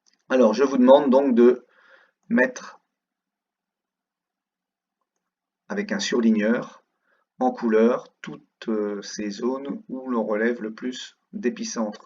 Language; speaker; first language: French; native; French